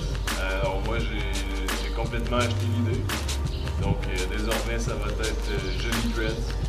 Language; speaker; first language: French; native; French